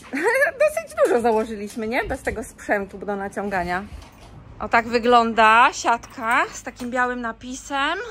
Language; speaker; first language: Polish; native; Polish